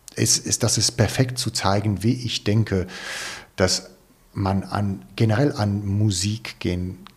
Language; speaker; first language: German; non-native, fluent; Italian